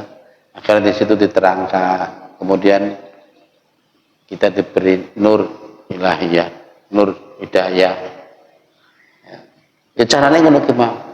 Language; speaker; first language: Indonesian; non-native, local second language; Javanese